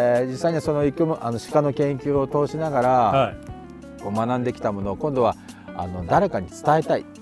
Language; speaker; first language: Japanese; native; Japanese